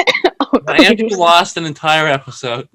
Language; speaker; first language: English; native; English